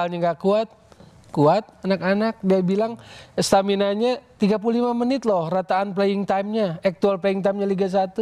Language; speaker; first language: Indonesian; native; Indonesian